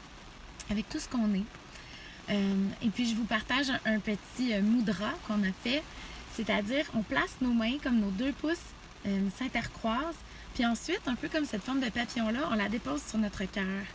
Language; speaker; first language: French; native; French